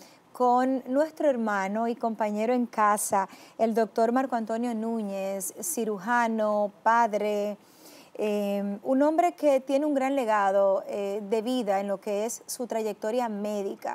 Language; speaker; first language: Spanish; native; Spanish